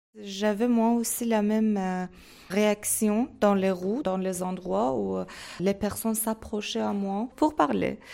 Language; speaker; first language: French; non-native, fluent; Persian